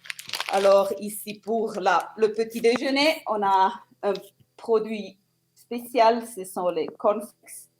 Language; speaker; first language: French; non-native, local second language; Italian